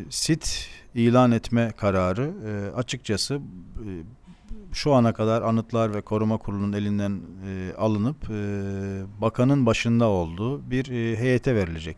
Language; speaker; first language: Turkish; native; Turkish